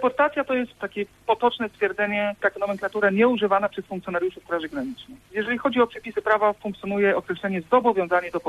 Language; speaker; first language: Polish; native; Polish